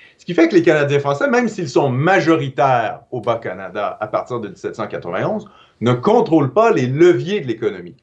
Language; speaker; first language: French; native; French